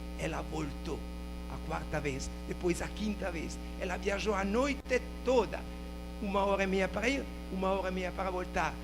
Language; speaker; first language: Portuguese; non-native, fluent; Italian